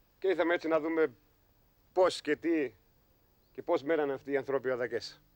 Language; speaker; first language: Greek; early bilingual, heritage; Greek